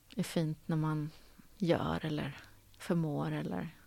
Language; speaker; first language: Swedish; native; Swedish